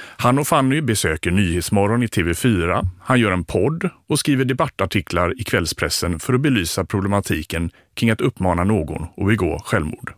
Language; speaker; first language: Swedish; native; Swedish